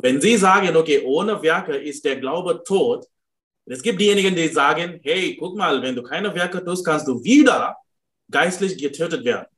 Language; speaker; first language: German; non-native, fluent; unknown